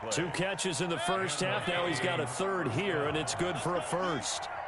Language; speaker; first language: English; native; English